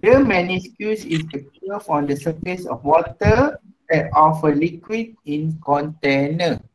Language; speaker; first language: English; non-native, local second language; Malay